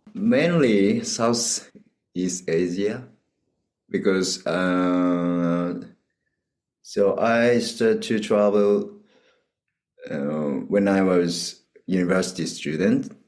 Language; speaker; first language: English; non-native, learner; Japanese